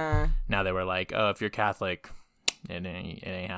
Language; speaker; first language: English; native; English